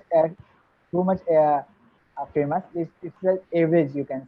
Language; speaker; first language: English; non-native, learner; Hindi